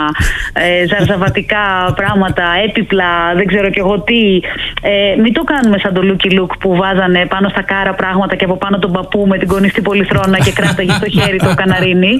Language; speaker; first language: Greek; native; Greek